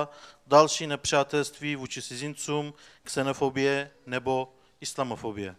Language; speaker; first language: Czech; non-native, fluent; Turkish